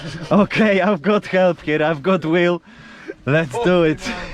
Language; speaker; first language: English; non-native, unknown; Polish